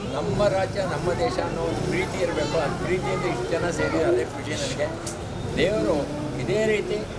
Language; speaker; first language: Kannada; native; Kannada